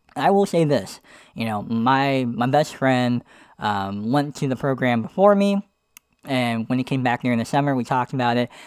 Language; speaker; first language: English; native; English